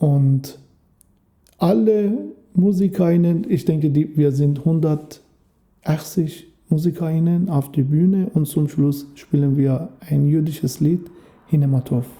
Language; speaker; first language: German; non-native, fluent; Persian